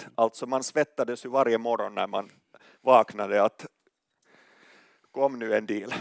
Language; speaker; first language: Swedish; non-native, local second language; Finnish